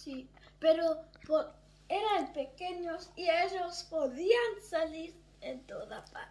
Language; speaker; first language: Spanish; early bilingual, heritage; German